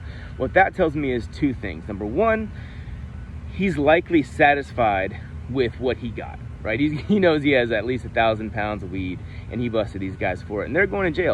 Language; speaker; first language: English; native; English